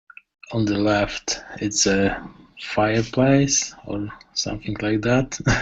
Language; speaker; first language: English; non-native, learner; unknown